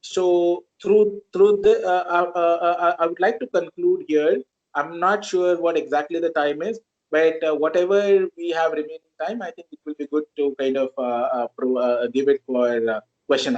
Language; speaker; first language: English; non-native, local second language; Marathi